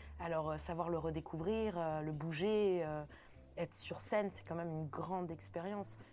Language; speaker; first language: French; early bilingual, other home language; Spanish